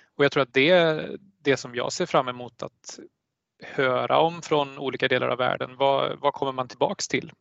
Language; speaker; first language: Swedish; native; Swedish